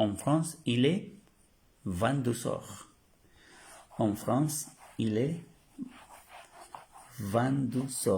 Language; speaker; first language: French; non-native, fluent; Spanish